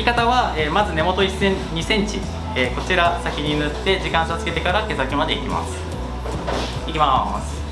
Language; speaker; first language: Japanese; native; Japanese